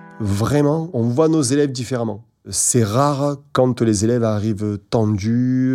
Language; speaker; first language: French; native; French